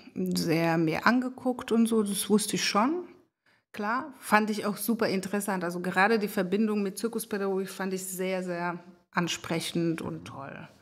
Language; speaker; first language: German; non-native, fluent; Hungarian